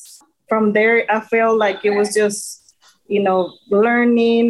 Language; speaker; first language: English; non-native, fluent; Spanish